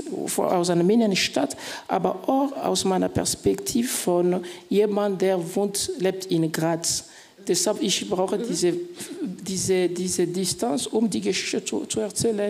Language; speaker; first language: German; non-native, fluent; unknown